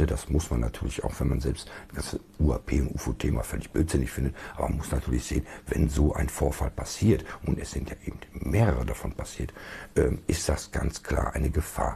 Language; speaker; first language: German; native; German